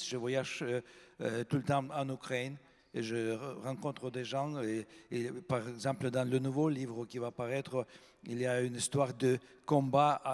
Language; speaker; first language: French; non-native, fluent; Russian